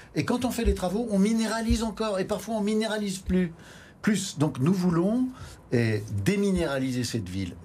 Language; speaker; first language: French; native; French